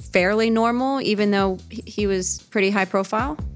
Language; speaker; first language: English; native; English